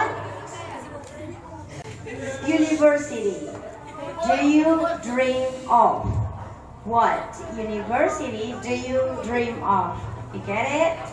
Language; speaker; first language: English; non-native, fluent; Indonesian